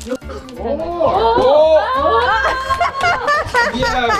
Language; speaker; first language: Japanese; native; Japanese